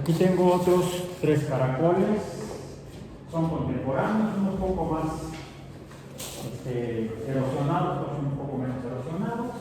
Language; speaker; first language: Spanish; native; Spanish